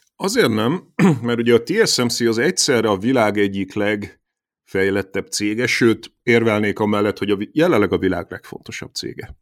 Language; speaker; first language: Hungarian; native; Hungarian